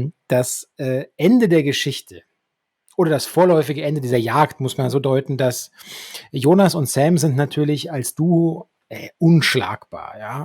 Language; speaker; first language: German; native; German